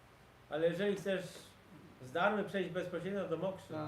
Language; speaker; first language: Polish; native; Polish